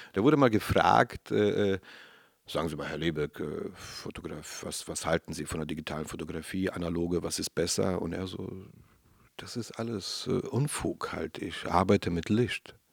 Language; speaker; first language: German; native; German